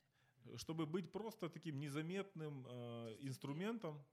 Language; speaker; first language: Russian; native; Russian